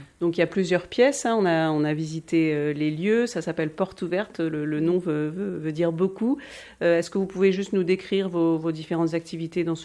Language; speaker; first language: French; native; French